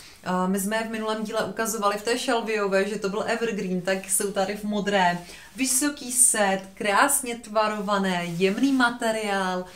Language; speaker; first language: Czech; native; Czech